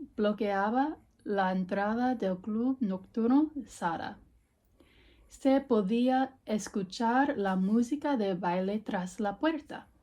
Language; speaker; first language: Spanish; non-native, learner; English